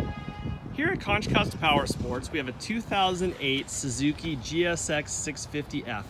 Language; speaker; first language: English; native; English